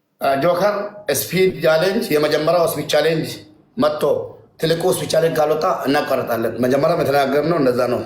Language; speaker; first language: Amharic; non-native, local second language; Oromo